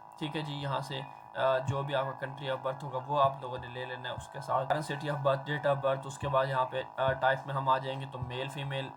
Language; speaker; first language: Urdu; non-native, local second language; Punjabi